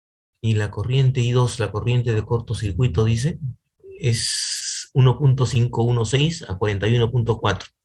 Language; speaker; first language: Spanish; native; Spanish